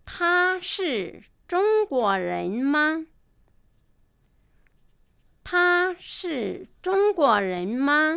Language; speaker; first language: Chinese; non-native, fluent; Japanese